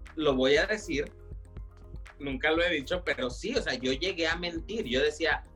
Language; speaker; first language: Spanish; early bilingual, heritage; Spanish